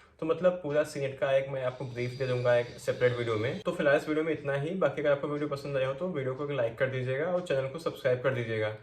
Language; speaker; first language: Hindi; native; Hindi